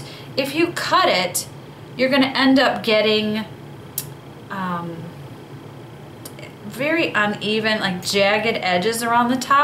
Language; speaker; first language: English; native; English